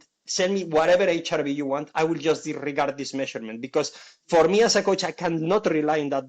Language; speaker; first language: English; non-native, fluent; Spanish